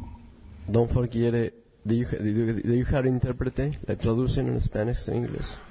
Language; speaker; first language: English; non-native, learner; Spanish